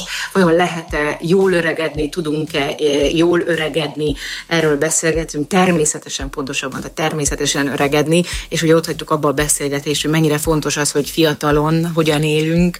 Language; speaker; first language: Hungarian; native; Hungarian